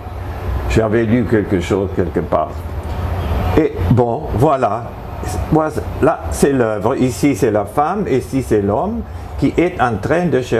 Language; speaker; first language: French; non-native, fluent; Spanish